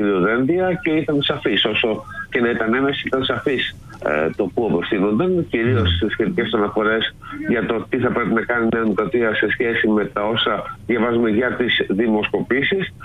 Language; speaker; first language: Greek; native; Greek